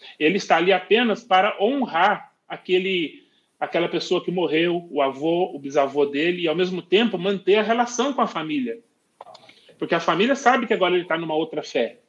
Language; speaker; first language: Portuguese; native; Portuguese